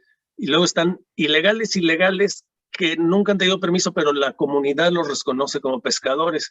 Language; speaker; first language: Spanish; native; Spanish